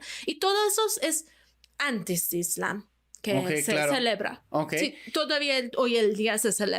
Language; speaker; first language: Spanish; non-native, fluent; Persian